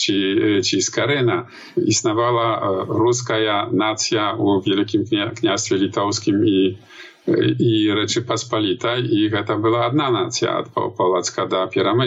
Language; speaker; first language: Polish; non-native, learner; Belarusian